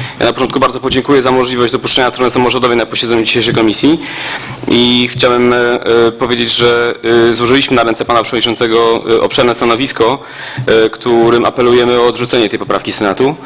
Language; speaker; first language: Polish; native; Polish